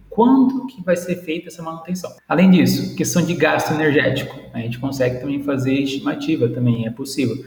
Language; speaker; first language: Portuguese; native; Portuguese